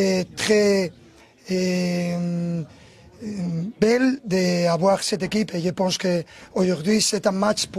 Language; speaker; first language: French; non-native, fluent; Spanish